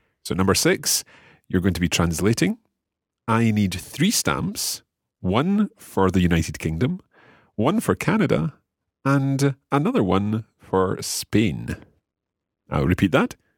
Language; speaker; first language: English; native; English